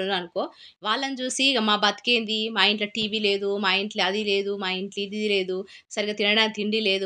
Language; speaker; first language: Telugu; native; Telugu